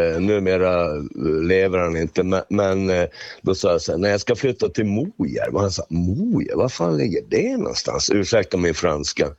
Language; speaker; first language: Swedish; native; Swedish